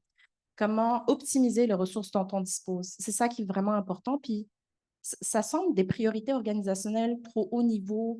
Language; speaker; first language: French; native; French